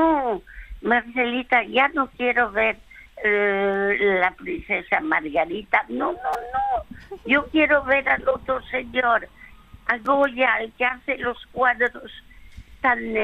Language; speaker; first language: Spanish; early bilingual, other home language; French